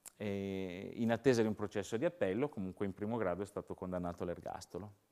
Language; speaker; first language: Italian; native; Italian